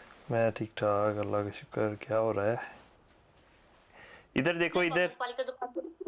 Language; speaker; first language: Hindi; non-native, local second language; Punjabi